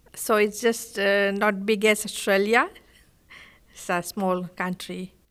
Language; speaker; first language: English; non-native, fluent; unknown